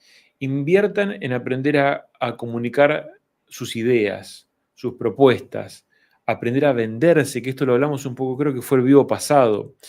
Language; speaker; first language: Spanish; native; Spanish